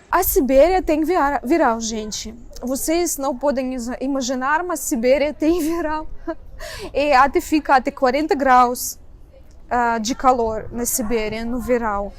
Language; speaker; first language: Portuguese; non-native, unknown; Russian